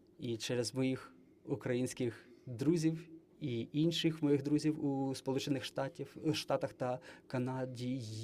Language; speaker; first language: Ukrainian; non-native, fluent; English